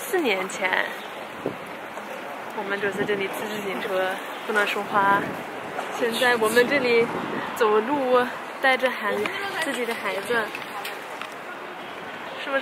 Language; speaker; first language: Chinese; non-native, fluent; Swedish